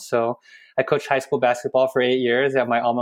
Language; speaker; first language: English; native; English